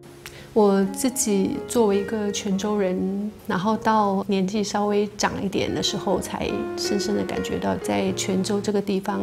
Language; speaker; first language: Chinese; native; Chinese